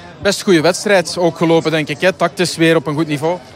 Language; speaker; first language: Dutch; native; Dutch